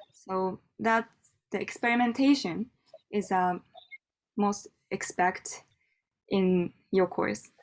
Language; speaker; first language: English; non-native, learner; Japanese